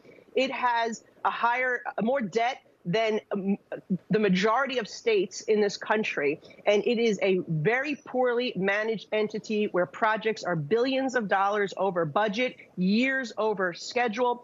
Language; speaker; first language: English; native; English